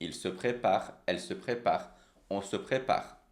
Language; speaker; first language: French; non-native, fluent; Portuguese